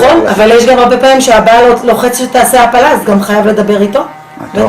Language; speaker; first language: Hebrew; native; Hebrew